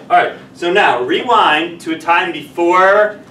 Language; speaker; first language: English; native; English